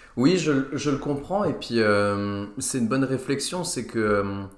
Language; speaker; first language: French; native; French